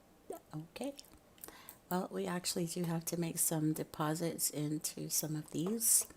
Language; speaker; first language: English; native; English